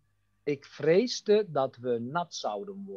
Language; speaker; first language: Dutch; non-native, fluent; Turkish